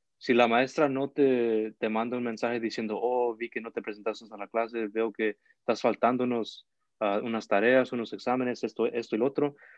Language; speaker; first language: Spanish; early bilingual, heritage; Spanish